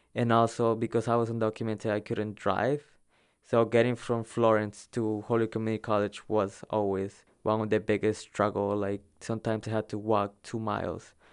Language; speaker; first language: English; early bilingual, other home language; Spanish